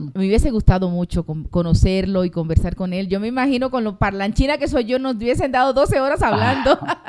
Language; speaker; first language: Spanish; native; Spanish